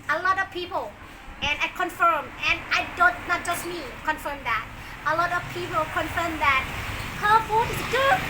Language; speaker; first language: English; non-native, learner; Thai